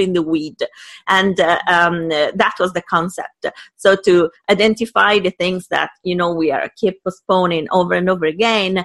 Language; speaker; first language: English; non-native, fluent; Italian